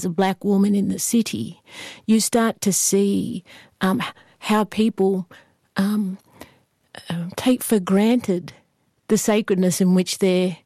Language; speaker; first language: English; native; English